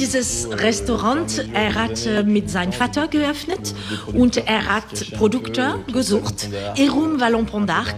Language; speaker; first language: German; non-native, fluent; French